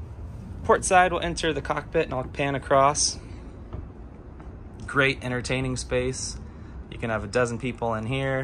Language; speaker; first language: English; native; English